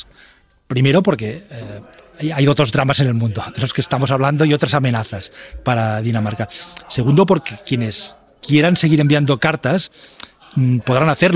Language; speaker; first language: Spanish; native; Spanish